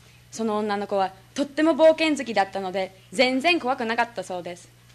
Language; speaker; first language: Japanese; non-native, fluent; English